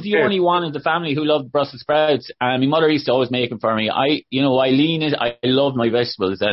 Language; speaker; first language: English; native; English